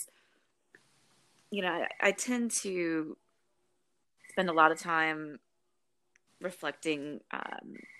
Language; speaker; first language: English; native; English